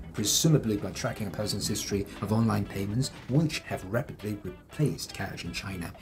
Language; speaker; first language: English; non-native, local second language; Cantonese